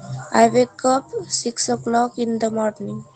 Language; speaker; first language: English; non-native, learner; Marathi